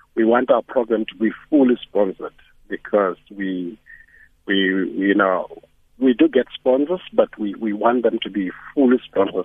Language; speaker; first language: English; non-native, local second language; Northern Sotho